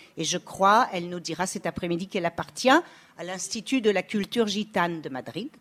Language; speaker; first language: French; native; French